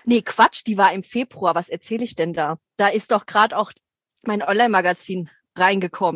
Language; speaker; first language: German; native; German